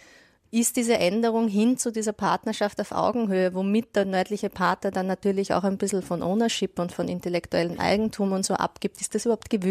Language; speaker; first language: German; native; German